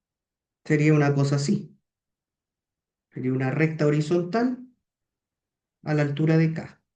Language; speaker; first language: Spanish; native; Spanish